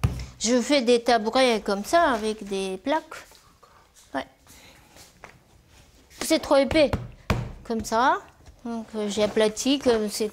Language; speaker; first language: French; non-native, fluent; Japanese